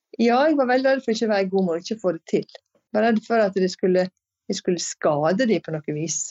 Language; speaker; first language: Norwegian; native; Norwegian